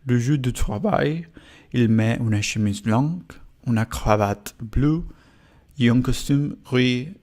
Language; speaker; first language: French; non-native, learner; Spanish